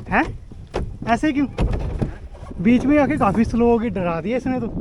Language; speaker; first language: Hindi; non-native, local second language; Punjabi